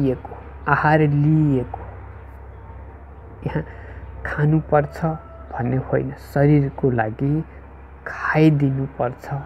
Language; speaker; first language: Nepali; native; Nepali